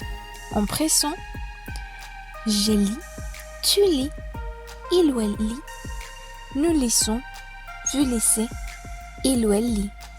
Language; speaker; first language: French; non-native, fluent; Spanish